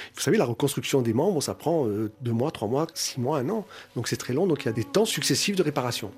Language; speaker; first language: French; native; French